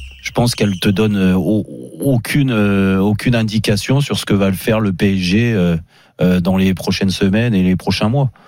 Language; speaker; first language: French; native; French